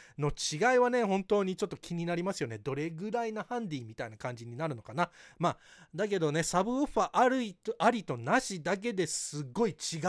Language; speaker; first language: Japanese; early bilingual, heritage; Japanese